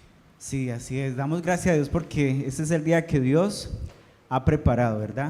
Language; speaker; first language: Spanish; native; Spanish